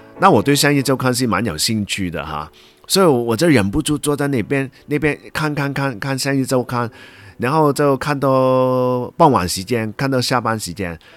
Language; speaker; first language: Chinese; non-native, local second language; Cantonese